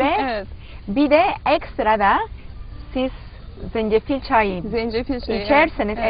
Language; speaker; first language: Turkish; non-native, learner; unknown